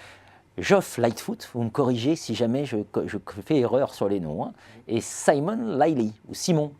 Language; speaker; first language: French; native; French